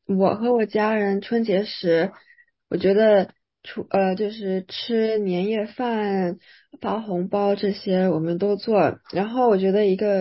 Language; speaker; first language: Chinese; early bilingual, other home language; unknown